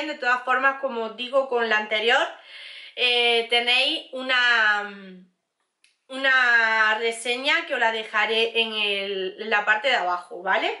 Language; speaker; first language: Spanish; native; Spanish